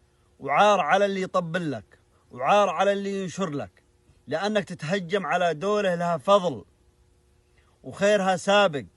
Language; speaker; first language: Arabic; native; Arabic